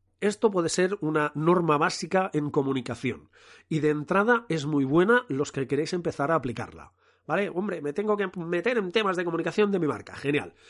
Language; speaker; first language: Spanish; non-native, local second language; Catalan